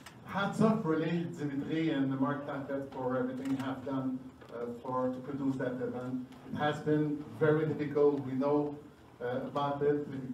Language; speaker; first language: English; non-native, fluent; French